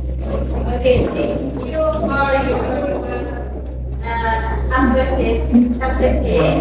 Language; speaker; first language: English; non-native, learner; Indonesian